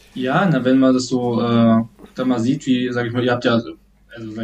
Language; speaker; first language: German; native; German